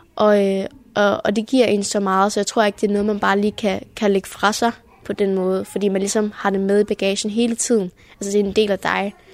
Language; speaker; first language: Danish; early bilingual, heritage; Danish